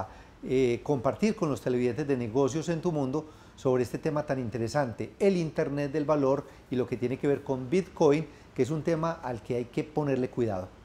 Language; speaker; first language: Spanish; native; Spanish